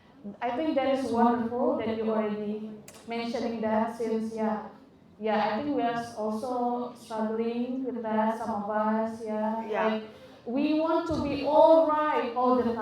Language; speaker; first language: English; non-native, fluent; Indonesian